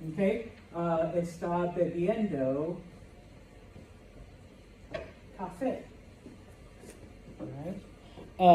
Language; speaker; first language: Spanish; non-native, fluent; English